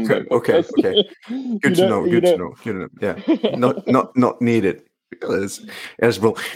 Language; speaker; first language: English; non-native, fluent; Norwegian